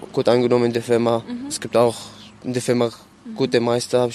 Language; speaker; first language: German; non-native, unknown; Arabic